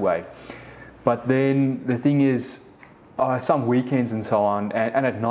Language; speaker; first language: English; early bilingual, other home language; Afrikaans